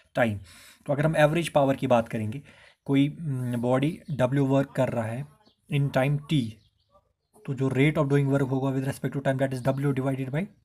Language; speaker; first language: Hindi; non-native, local second language; Kashmiri